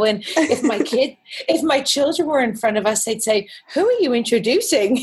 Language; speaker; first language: English; native; English